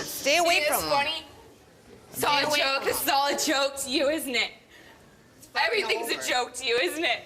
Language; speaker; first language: English; native; English